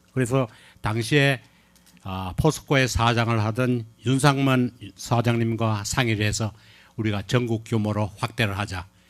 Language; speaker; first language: Korean; native; Korean